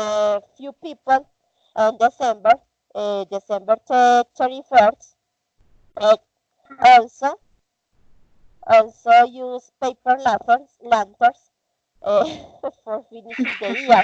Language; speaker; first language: English; non-native, learner; Spanish